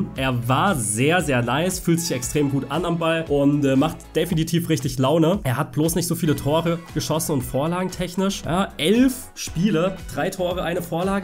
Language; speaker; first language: German; native; German